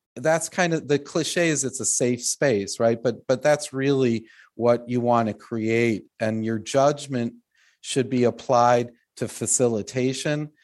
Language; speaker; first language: English; native; English